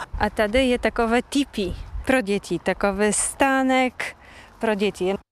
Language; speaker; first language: Czech; non-native, fluent; Polish